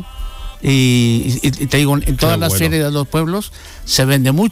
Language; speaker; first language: Spanish; native; Spanish